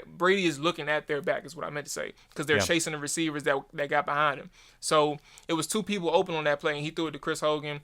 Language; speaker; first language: English; native; English